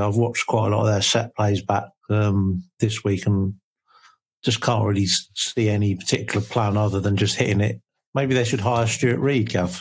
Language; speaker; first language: English; native; English